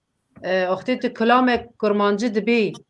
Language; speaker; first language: Kurdish; native; Kurdish